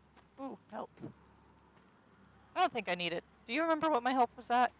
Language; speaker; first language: English; native; English